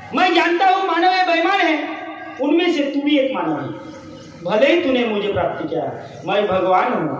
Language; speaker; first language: Hindi; non-native, local second language; Marathi